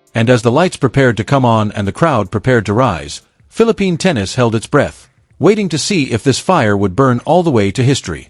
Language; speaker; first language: English; native; English